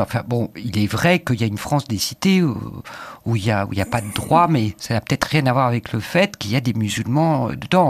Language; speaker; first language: French; native; French